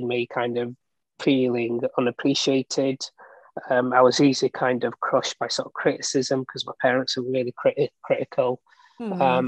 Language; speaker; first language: English; native; English